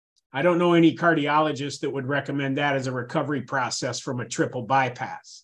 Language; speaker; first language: English; native; English